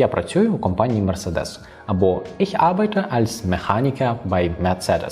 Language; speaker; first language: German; non-native, fluent; Ukrainian